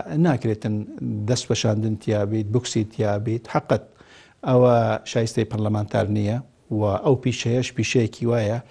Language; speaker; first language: Central Kurdish; non-native, local second language; Kurdish